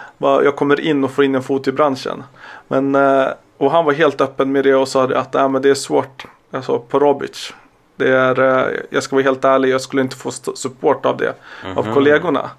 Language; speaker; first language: Swedish; early bilingual, other home language; Serbian